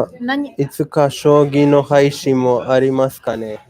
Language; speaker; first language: Japanese; non-native, learner; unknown